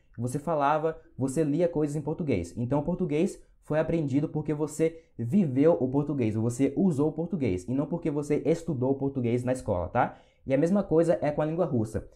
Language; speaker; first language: Portuguese; native; Portuguese